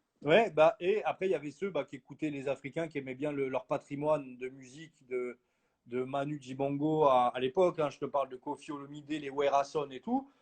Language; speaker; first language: French; native; French